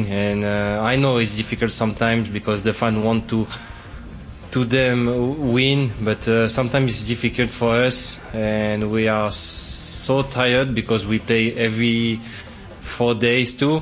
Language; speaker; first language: English; non-native, learner; French